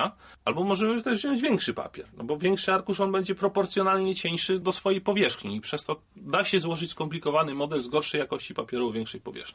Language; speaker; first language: Polish; native; Polish